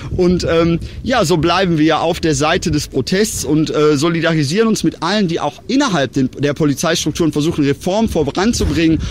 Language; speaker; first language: German; native; German